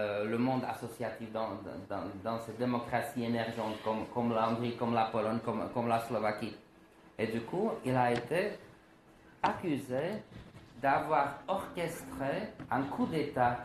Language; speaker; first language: French; non-native, fluent; Slovak